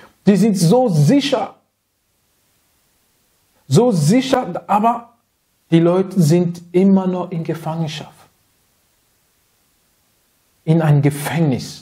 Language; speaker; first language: German; non-native, fluent; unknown